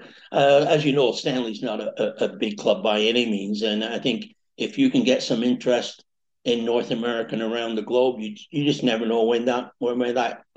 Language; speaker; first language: English; native; English